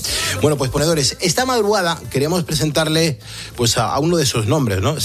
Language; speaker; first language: Spanish; native; Spanish